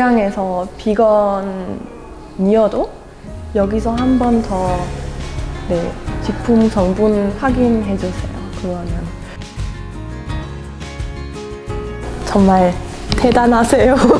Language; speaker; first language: Korean; non-native, fluent; German